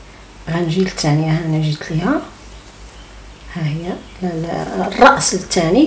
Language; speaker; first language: Arabic; native; Arabic